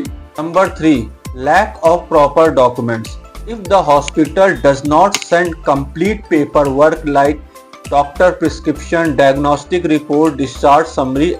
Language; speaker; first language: English; non-native, local second language; Hindi